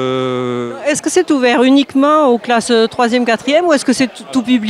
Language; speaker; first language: French; native; French